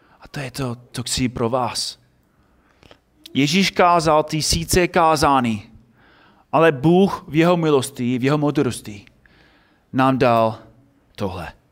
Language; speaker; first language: Czech; non-native, fluent; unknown